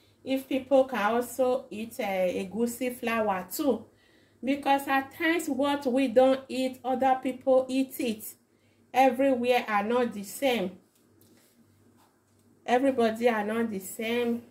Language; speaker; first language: English; non-native, local second language; Bini